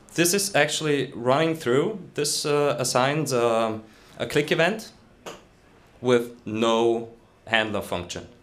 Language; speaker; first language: English; non-native, fluent; German